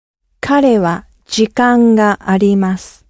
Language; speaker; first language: Japanese; non-native, learner; English